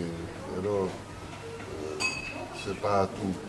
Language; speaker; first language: French; non-native, fluent; Italian